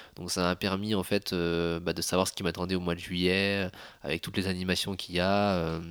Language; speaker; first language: French; native; French